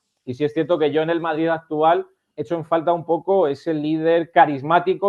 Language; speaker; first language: Spanish; native; Spanish